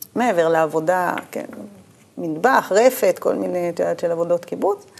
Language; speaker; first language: Hebrew; native; Hebrew